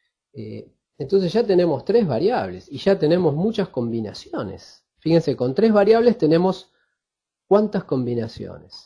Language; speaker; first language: Spanish; native; Spanish